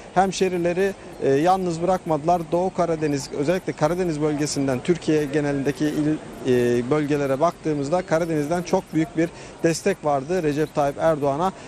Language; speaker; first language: Turkish; native; Turkish